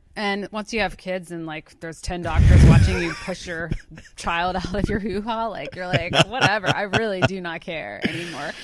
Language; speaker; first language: English; native; English